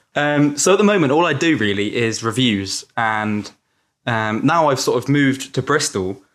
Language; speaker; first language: English; native; English